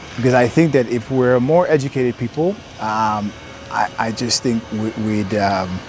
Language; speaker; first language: English; native; English